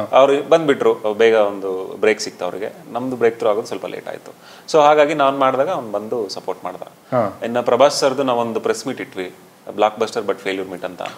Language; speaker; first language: Kannada; native; Kannada